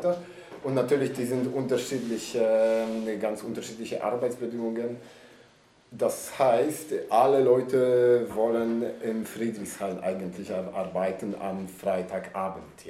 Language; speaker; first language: German; non-native, learner; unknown